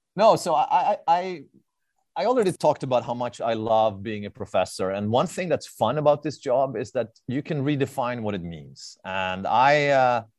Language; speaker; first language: English; non-native, fluent; Swedish